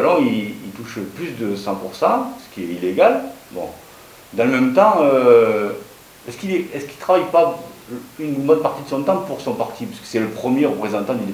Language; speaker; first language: French; native; French